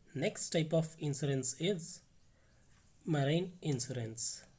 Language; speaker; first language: English; non-native, local second language; Kannada